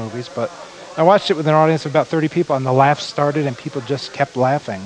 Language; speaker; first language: English; native; English